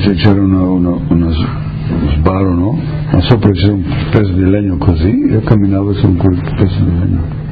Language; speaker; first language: Italian; early bilingual, heritage; Italian